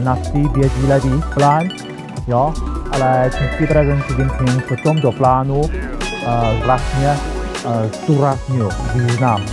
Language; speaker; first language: Czech; non-native, learner; Chinese